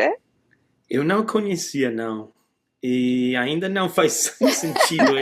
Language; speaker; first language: Portuguese; non-native, fluent; English